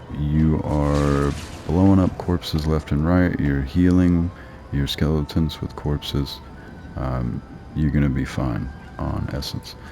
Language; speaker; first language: English; native; English